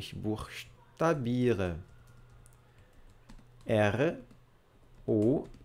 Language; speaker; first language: German; non-native, learner; Portuguese